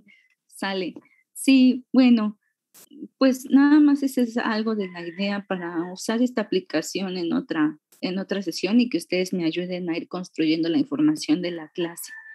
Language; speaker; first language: Spanish; native; Spanish